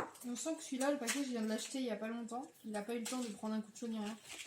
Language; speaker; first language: French; native; French